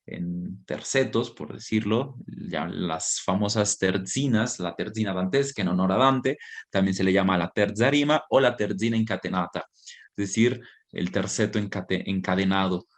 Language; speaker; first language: Spanish; native; Spanish